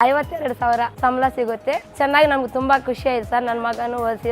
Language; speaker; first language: Kannada; native; Kannada